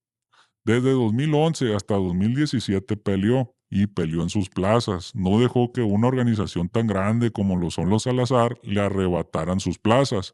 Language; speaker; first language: Spanish; native; Spanish